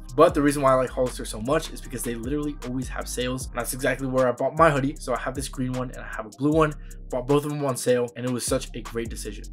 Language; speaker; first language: English; native; English